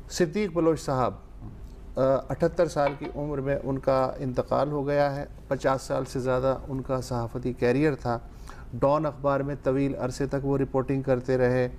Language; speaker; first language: Urdu; native; Urdu